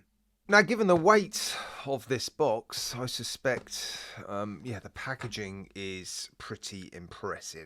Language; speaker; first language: English; native; English